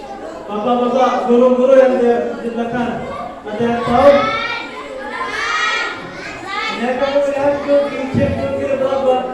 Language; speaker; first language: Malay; non-native, learner; Arabic